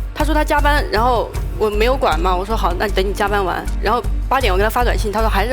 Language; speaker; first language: Chinese; native; Chinese